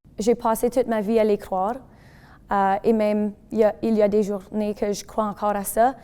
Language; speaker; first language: French; non-native, local second language; English